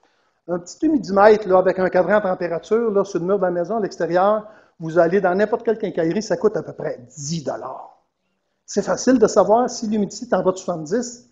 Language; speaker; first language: French; native; French